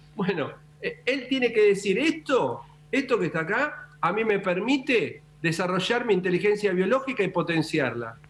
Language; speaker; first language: Spanish; native; Spanish